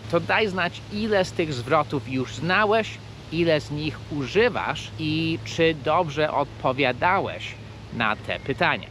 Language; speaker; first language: Polish; non-native, fluent; English